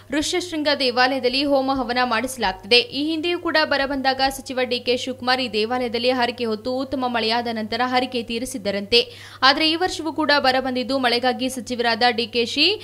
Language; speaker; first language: Kannada; native; Kannada